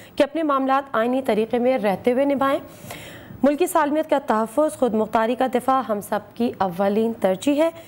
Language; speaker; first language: Urdu; native; Urdu